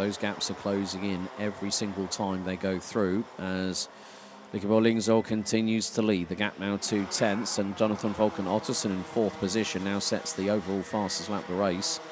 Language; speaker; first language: English; non-native, fluent; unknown